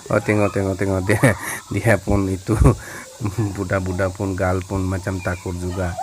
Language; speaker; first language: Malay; non-native, learner; Bangla